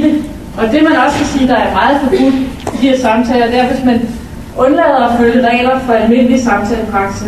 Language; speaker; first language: Danish; native; Danish